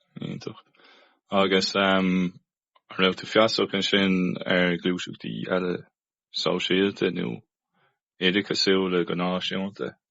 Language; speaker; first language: Irish; non-native, local second language; English